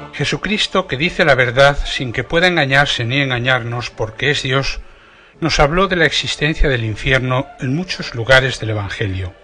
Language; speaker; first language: Spanish; native; Spanish